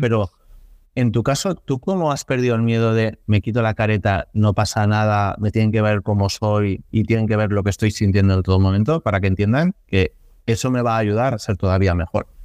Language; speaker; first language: Spanish; native; Spanish